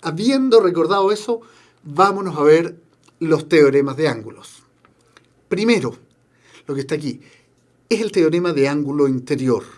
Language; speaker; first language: Spanish; native; Spanish